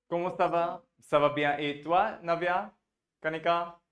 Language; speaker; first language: French; non-native, fluent; Hindi